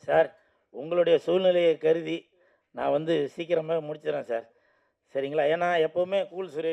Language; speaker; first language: Tamil; native; Tamil